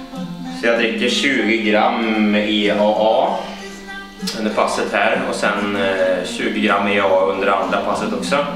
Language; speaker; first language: Swedish; native; Swedish